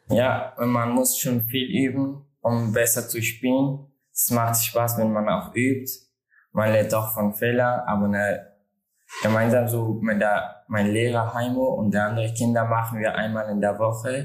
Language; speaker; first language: German; non-native, learner; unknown